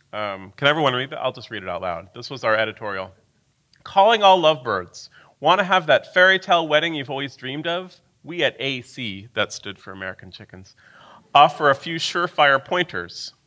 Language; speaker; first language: English; native; English